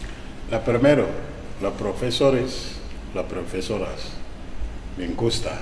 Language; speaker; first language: Spanish; non-native, learner; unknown